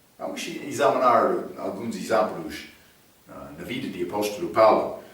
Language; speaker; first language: Portuguese; non-native, fluent; English